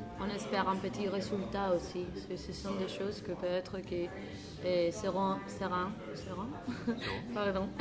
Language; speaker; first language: French; non-native, learner; Spanish